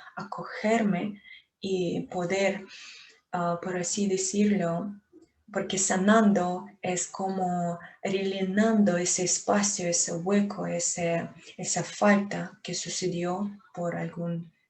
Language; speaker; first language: Spanish; non-native, fluent; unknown